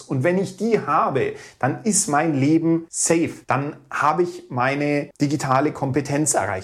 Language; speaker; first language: German; native; German